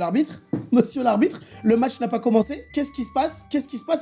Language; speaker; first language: French; native; French